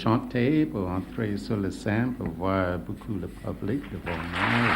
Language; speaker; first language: French; non-native, learner; English